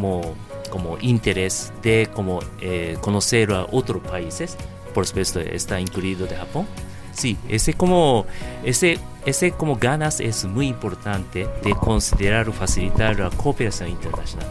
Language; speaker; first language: Spanish; non-native, learner; Japanese